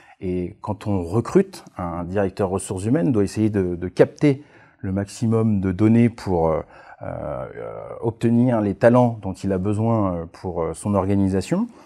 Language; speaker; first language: French; native; French